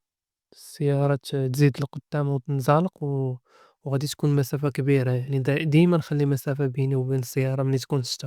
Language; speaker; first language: Arabic; native; Arabic